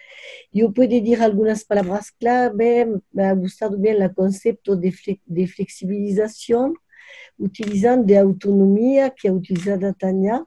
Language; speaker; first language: Spanish; non-native, learner; French